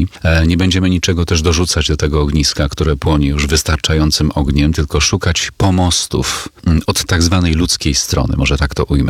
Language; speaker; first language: Polish; native; Polish